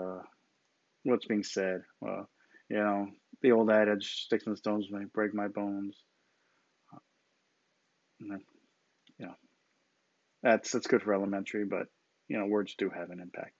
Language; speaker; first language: English; native; English